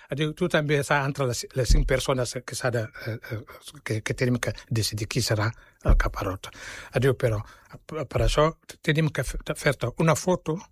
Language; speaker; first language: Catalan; non-native, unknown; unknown